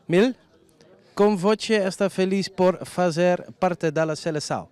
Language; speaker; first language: Portuguese; non-native, learner; Dutch